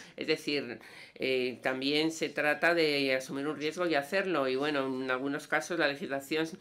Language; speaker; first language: Spanish; non-native, fluent; Danish